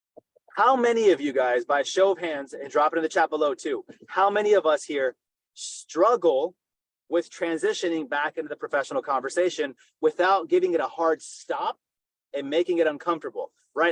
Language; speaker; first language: English; native; English